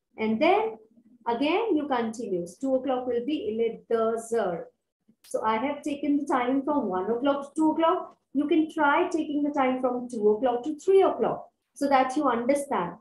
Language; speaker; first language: English; non-native, local second language; Hindi